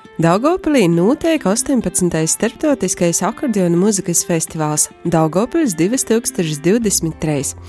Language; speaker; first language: Latvian; native; Latvian